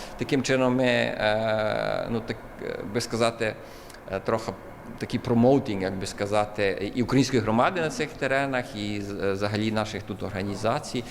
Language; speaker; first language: Ukrainian; native; Ukrainian